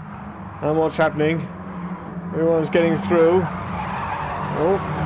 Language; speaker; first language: English; native; English